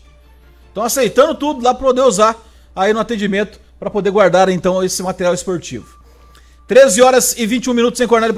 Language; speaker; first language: Portuguese; native; Portuguese